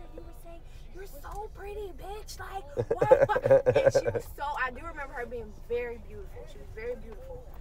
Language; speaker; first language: English; native; English